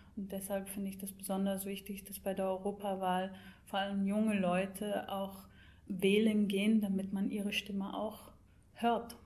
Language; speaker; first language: German; non-native, fluent; English